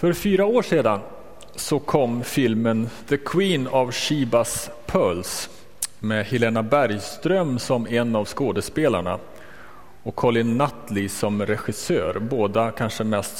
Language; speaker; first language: Swedish; native; Swedish